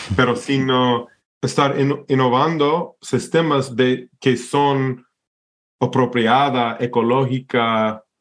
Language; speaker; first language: Spanish; non-native, fluent; English